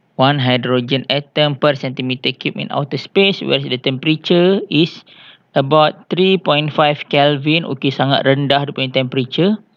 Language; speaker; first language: English; non-native, local second language; Malay